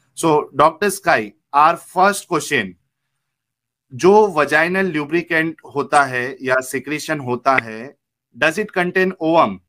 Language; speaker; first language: Hindi; native; Hindi